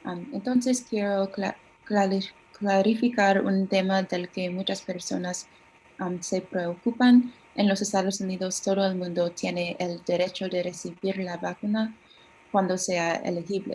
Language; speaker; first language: Spanish; non-native, learner; English